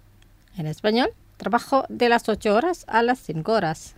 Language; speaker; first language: Spanish; non-native, fluent; Indonesian